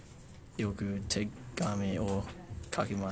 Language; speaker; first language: Japanese; non-native, learner; English